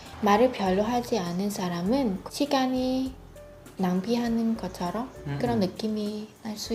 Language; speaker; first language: Korean; non-native, fluent; Vietnamese